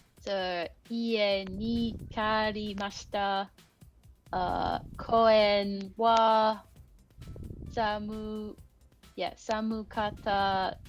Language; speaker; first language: Japanese; non-native, learner; English